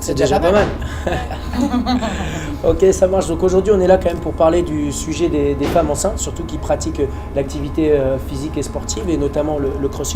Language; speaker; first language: French; native; French